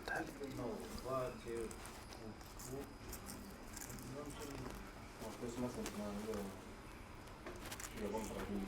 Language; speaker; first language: Italian; non-native, learner; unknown